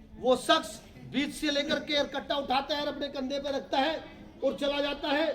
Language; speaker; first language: Hindi; native; Hindi